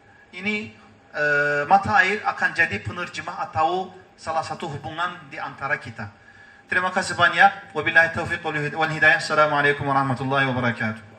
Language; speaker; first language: Indonesian; non-native, learner; Turkish